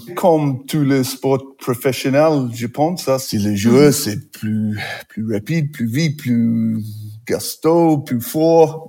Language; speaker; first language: French; non-native, fluent; English